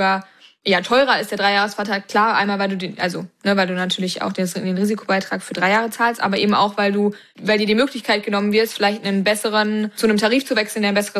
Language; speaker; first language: German; native; German